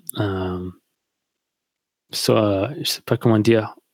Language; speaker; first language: French; non-native, learner; English